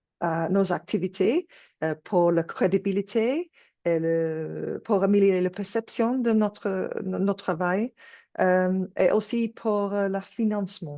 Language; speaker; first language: French; non-native, learner; English